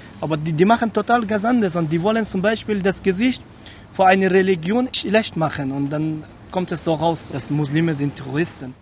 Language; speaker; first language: German; non-native, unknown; Persian